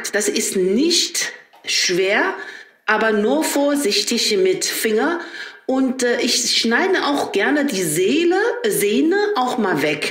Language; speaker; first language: German; non-native, learner; Chinese